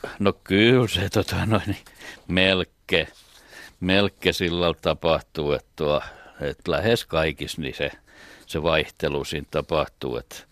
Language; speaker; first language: Finnish; native; Finnish